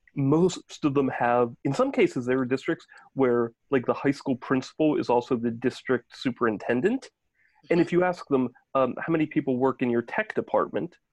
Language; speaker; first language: English; native; English